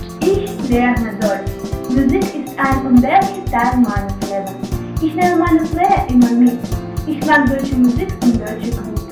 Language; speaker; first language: German; non-native, learner; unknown